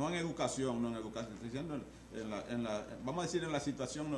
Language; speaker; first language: Spanish; native; Spanish